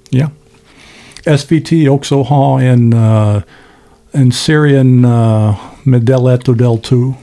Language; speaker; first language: Swedish; non-native, learner; English